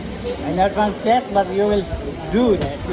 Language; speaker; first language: English; non-native, learner; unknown